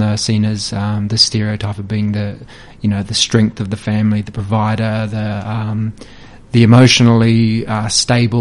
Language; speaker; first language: English; native; English